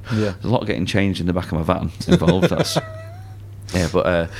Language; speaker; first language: English; native; English